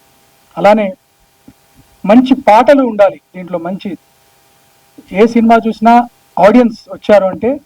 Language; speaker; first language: Telugu; native; Telugu